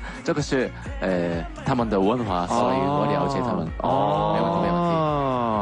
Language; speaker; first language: Chinese; non-native, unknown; Korean